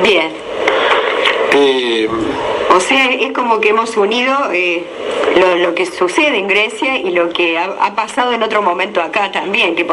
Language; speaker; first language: Spanish; native; Spanish